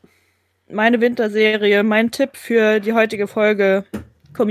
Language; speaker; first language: German; native; German